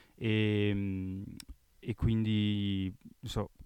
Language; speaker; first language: Italian; native; Italian